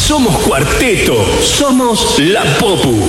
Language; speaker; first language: Spanish; native; Spanish